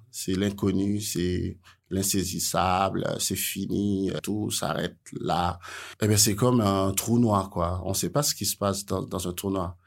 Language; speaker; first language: French; non-native, local second language; Haitian Creole